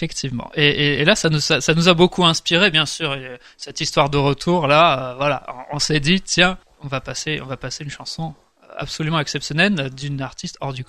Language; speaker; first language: French; native; French